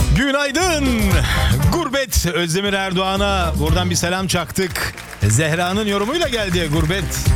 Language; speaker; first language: Turkish; early bilingual, heritage; Turkish